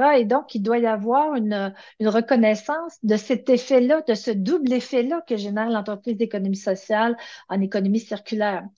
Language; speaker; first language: French; native; French